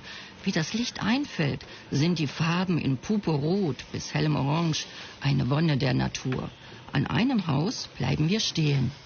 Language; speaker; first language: German; native; German